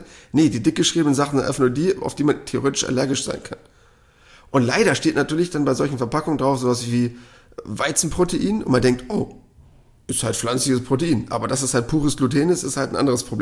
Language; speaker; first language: German; native; German